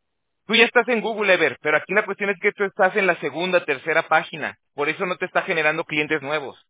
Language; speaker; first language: Spanish; native; Spanish